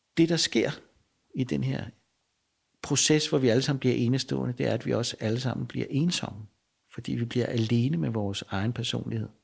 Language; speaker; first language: Danish; native; Danish